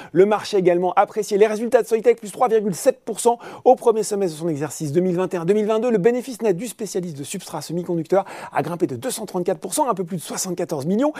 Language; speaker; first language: French; native; French